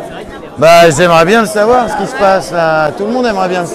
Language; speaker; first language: French; native; French